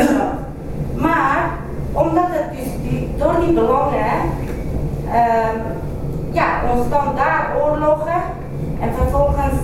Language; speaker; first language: Dutch; non-native, fluent; Kurdish